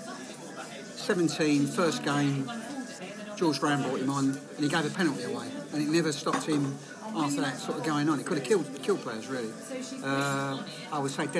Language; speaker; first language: English; native; English